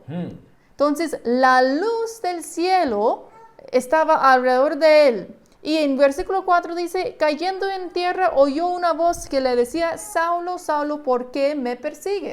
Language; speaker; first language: Spanish; non-native, fluent; English